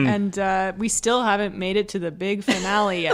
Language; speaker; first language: English; native; English